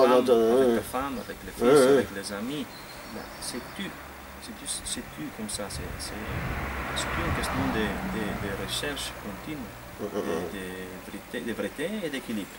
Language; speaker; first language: French; non-native, fluent; Italian